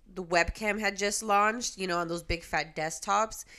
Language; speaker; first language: English; native; English